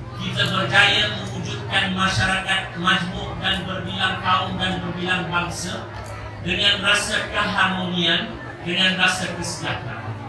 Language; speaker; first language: Malay; native; Malay